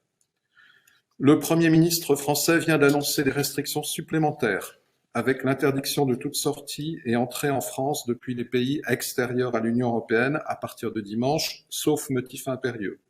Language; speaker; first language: French; native; French